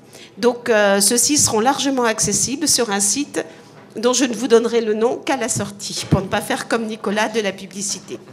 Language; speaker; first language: French; native; French